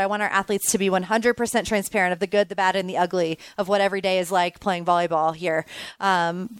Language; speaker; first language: English; native; English